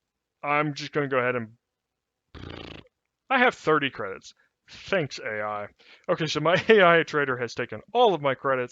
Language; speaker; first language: English; native; English